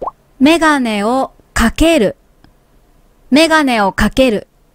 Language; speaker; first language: Japanese; native; Japanese